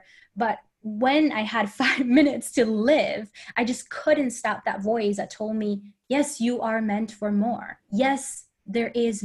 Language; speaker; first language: English; non-native, fluent; Spanish